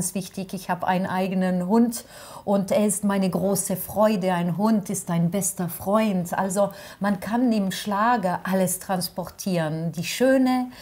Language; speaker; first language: German; non-native, fluent; French